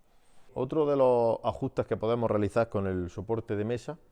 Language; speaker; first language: Spanish; native; Spanish